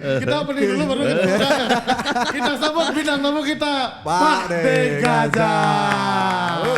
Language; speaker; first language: Indonesian; native; Indonesian